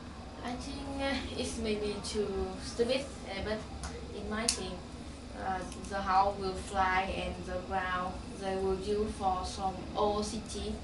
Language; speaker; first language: English; non-native, learner; Vietnamese